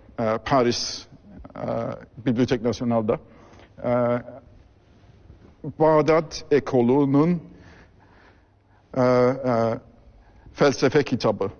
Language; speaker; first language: Turkish; non-native, fluent; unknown